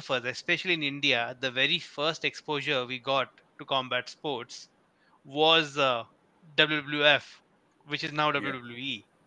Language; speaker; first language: English; non-native, local second language; Hindi